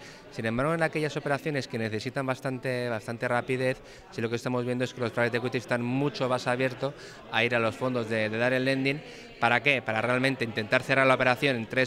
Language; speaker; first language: Spanish; native; Spanish